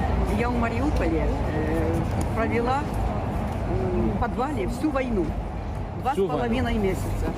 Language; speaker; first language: Russian; native; Russian